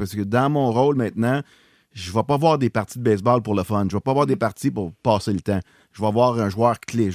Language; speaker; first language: French; native; French